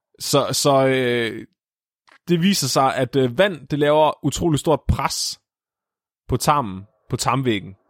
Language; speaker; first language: Danish; native; Danish